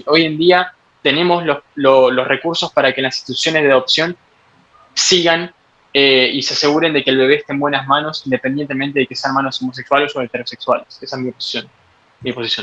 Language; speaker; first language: Spanish; native; Spanish